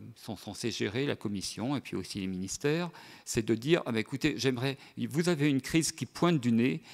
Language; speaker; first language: French; native; French